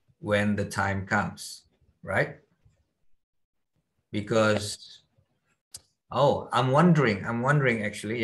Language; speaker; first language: English; non-native, fluent; Indonesian